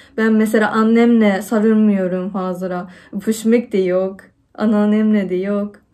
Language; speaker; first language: Turkish; non-native, fluent; Japanese